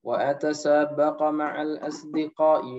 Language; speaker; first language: Arabic; non-native, fluent; Indonesian